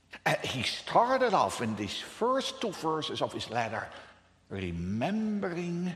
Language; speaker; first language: English; non-native, fluent; Dutch